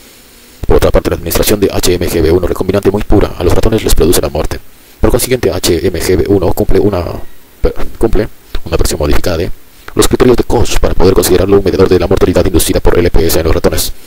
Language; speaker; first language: Spanish; native; Spanish